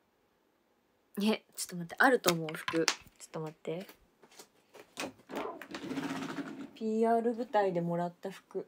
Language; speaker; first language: Japanese; native; Japanese